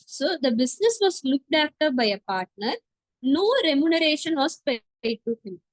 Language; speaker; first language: English; non-native, local second language; Tamil